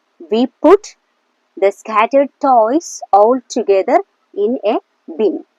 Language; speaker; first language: English; non-native, local second language; Malayalam